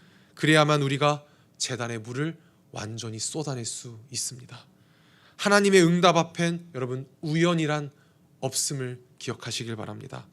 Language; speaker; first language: Korean; native; Korean